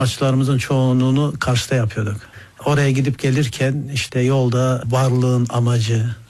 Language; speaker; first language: Turkish; native; Turkish